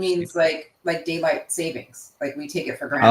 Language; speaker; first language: English; native; English